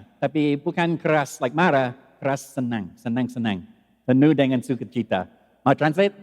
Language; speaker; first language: Indonesian; non-native, learner; English